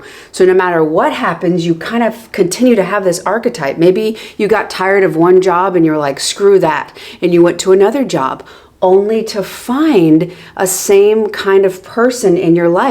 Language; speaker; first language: English; native; English